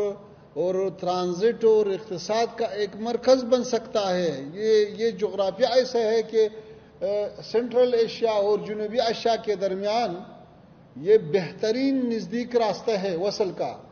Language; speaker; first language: Hindi; non-native, learner; Pashto